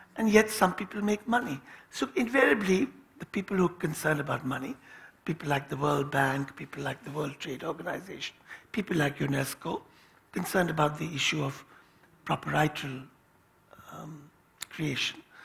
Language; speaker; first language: English; non-native, local second language; Hindi